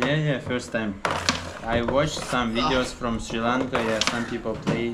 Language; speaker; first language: English; non-native, learner; Russian